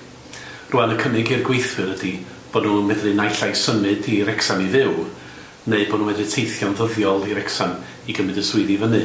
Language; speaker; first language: Welsh; native; Welsh